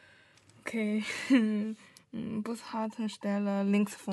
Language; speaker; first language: German; non-native, learner; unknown